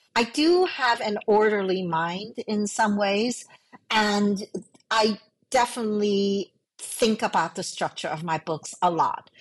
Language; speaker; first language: English; early bilingual, other home language; Cantonese